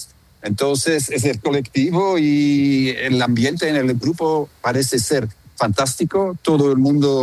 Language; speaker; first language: Spanish; non-native, fluent; Dutch